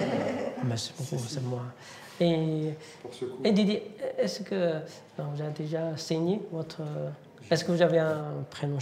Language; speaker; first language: French; non-native, fluent; Chinese